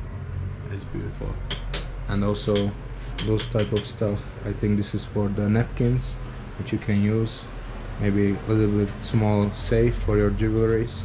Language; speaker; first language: English; non-native, fluent; Azerbaijani